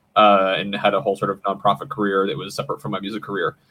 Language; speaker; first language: English; native; English